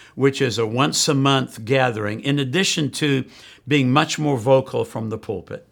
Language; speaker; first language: English; native; English